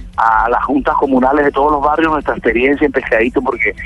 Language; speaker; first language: Spanish; native; Spanish